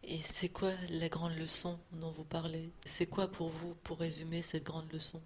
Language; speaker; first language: French; native; French